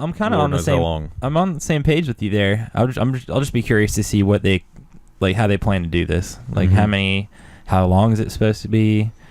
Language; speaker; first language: English; native; English